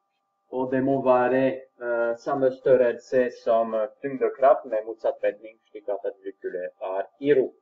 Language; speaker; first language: Norwegian; non-native, fluent; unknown